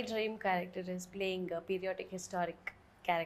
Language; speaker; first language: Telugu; non-native, learner; Kannada